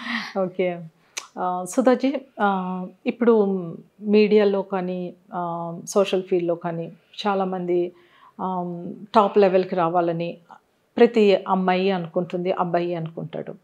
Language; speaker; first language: Telugu; native; Telugu